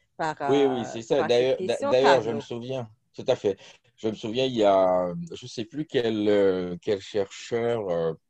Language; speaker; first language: French; non-native, local second language; Haitian Creole